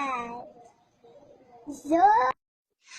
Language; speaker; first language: Arabic; native; Arabic